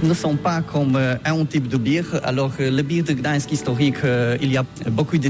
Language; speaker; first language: French; non-native, learner; Polish